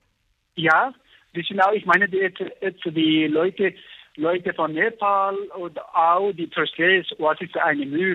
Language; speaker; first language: German; non-native, learner; Nepali